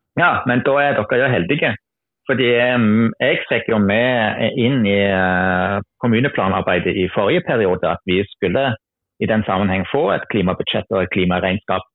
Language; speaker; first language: Norwegian; non-native, fluent; German